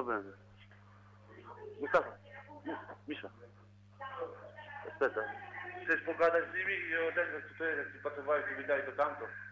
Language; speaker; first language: Italian; non-native, learner; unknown